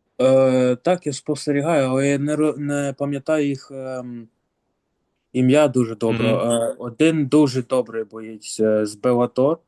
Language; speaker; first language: Ukrainian; early bilingual, heritage; Ukrainian